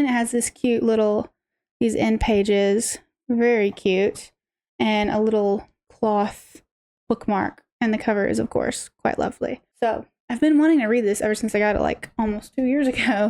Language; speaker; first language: English; native; English